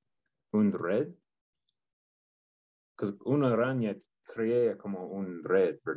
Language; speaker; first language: Spanish; non-native, learner; English